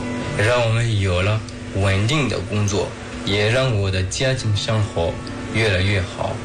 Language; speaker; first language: Chinese; non-native, fluent; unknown